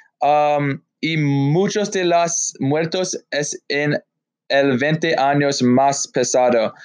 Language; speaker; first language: Spanish; non-native, learner; English